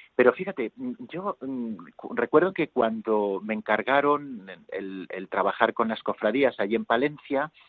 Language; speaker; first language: Spanish; native; Spanish